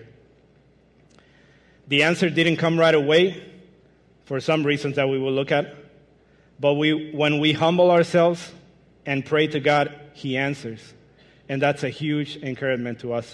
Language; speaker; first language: English; non-native, fluent; Spanish